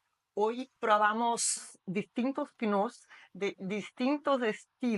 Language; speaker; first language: Spanish; non-native, fluent; Portuguese